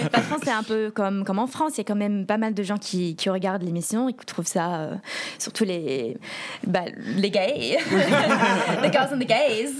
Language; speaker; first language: French; early bilingual, heritage; English